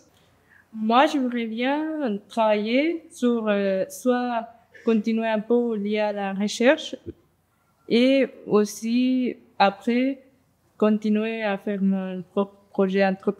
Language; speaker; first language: French; non-native, fluent; Spanish